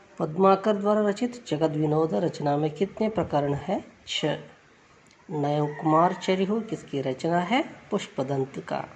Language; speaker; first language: Hindi; non-native, local second language; Kannada